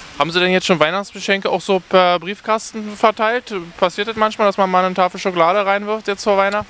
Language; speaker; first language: German; native; German